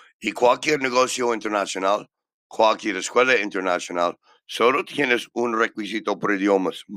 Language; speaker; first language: Spanish; non-native, learner; English